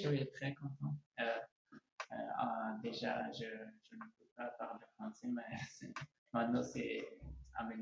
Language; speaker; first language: French; non-native, learner; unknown